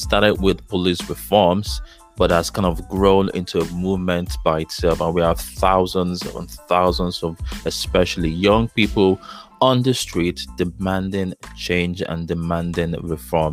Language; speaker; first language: English; non-native, local second language; Yoruba